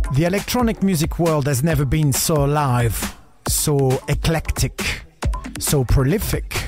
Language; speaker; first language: English; non-native, fluent; French